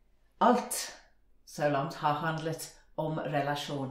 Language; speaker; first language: Norwegian; non-native, fluent; English